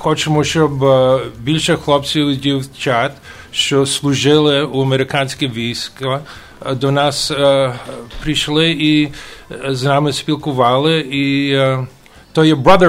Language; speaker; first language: Ukrainian; early bilingual, heritage; Ukrainian